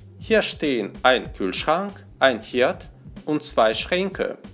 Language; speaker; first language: German; non-native, fluent; Russian